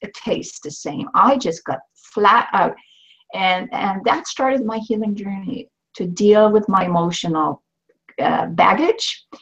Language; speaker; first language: English; non-native, fluent; Swedish